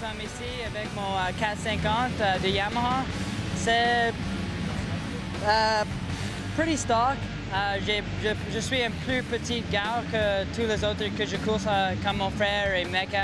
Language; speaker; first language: French; non-native, learner; English